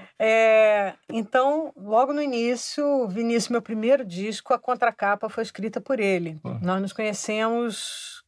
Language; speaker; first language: Portuguese; native; Portuguese